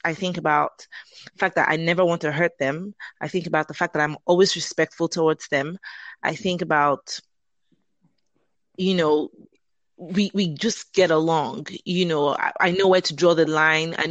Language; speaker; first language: English; non-native, local second language; Yoruba